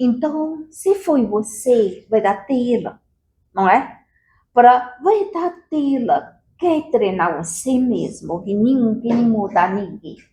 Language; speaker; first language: Portuguese; non-native, learner; Chinese